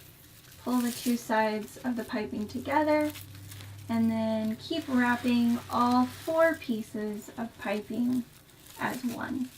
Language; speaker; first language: English; native; English